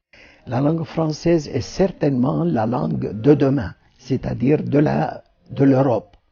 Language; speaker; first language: French; non-native, fluent; Turkish